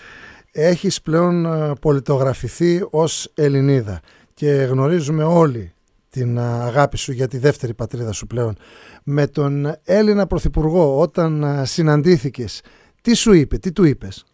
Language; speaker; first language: Greek; native; Greek